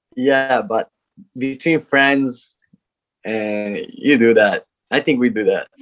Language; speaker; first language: English; non-native, learner; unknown